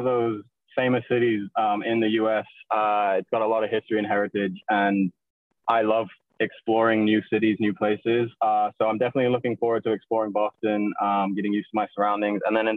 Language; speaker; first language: English; native; English